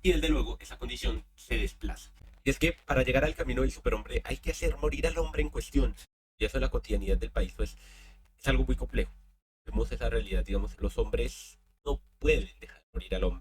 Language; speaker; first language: Spanish; native; Spanish